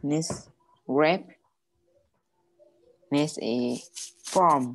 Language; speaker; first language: English; non-native, learner; Vietnamese